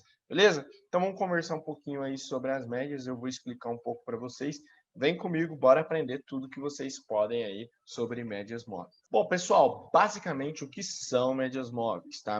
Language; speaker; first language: Portuguese; native; Portuguese